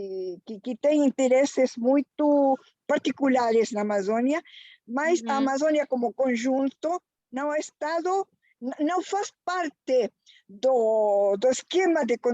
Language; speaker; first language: Portuguese; non-native, fluent; Spanish